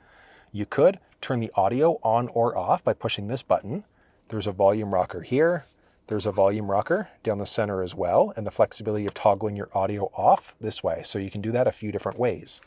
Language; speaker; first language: English; native; English